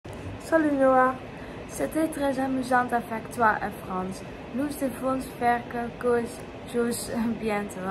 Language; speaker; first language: French; non-native, learner; Dutch